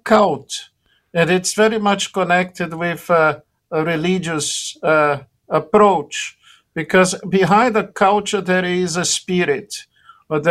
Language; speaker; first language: English; non-native, fluent; Portuguese